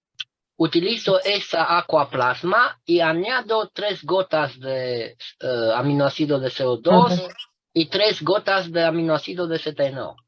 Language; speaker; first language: Spanish; non-native, fluent; Romanian